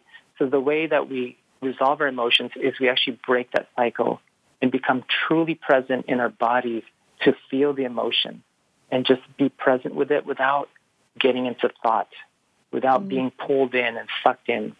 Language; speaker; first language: English; native; English